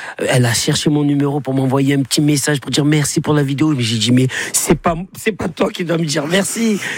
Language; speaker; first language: French; native; French